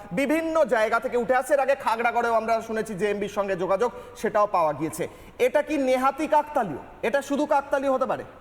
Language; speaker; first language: Bangla; native; Bangla